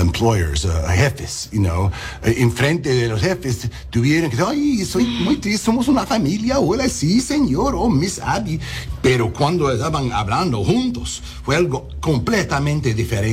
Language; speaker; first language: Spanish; non-native, learner; English